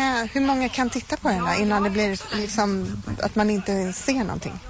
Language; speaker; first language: Swedish; native; Swedish